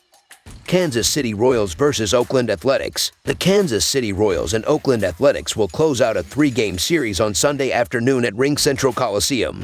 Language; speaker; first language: English; native; English